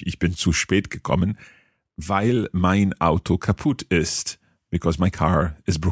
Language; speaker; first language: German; non-native, learner; English